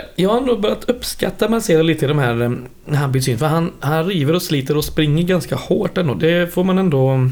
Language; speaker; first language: Swedish; native; Swedish